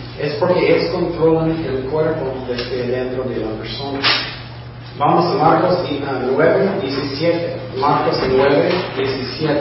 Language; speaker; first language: Spanish; non-native, fluent; English